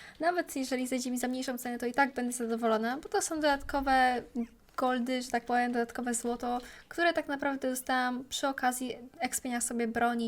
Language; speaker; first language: Polish; native; Polish